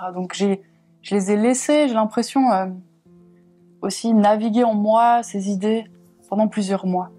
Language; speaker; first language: French; native; French